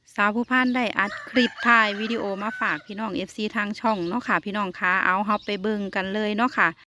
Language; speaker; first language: Thai; native; Thai